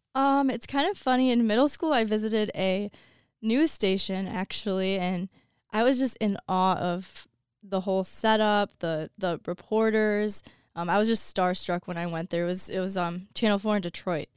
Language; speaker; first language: English; native; English